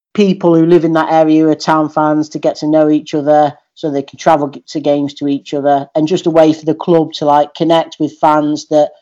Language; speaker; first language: English; native; English